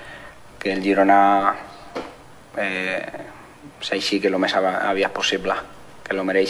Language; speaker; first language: Catalan; non-native, fluent; Spanish